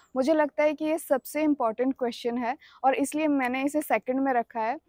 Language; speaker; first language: Hindi; non-native, local second language; Odia